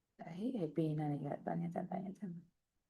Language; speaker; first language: Chinese; non-native, fluent; Indonesian